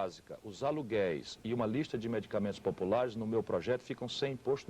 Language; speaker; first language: Portuguese; native; Portuguese